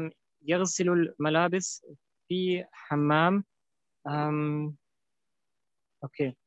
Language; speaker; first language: Arabic; non-native, learner; German